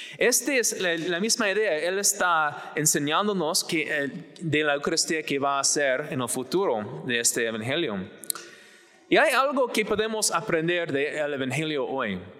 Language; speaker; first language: Spanish; non-native, fluent; English